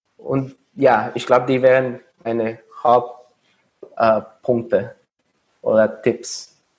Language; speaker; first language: German; non-native, fluent; Spanish